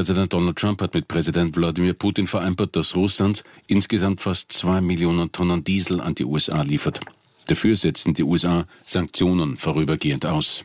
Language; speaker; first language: German; native; German